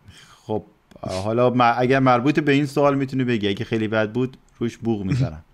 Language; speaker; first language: Persian; native; Persian